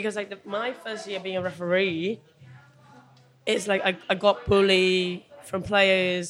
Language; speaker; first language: English; non-native, fluent; Khmer